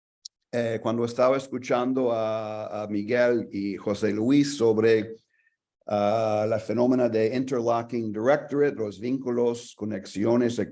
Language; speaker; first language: Spanish; non-native, fluent; English